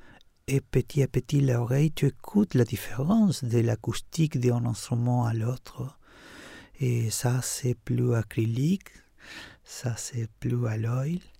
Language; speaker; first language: French; non-native, fluent; Spanish